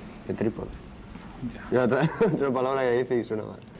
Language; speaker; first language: Spanish; native; Spanish